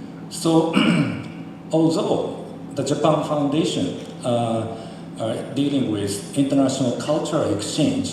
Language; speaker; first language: English; non-native, fluent; Japanese